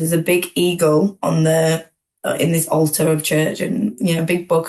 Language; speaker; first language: English; native; English